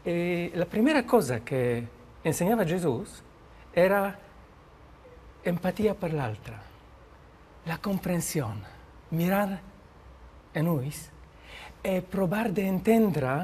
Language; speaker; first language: Catalan; non-native, learner; Polish